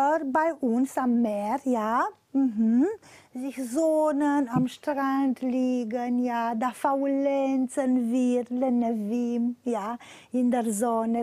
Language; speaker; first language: German; non-native, fluent; Romanian